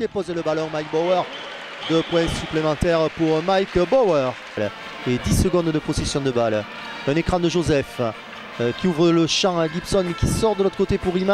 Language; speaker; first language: French; native; French